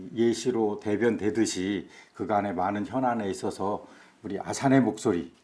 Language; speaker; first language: Korean; native; Korean